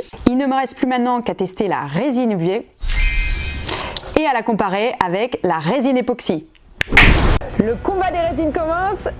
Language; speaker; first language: French; native; French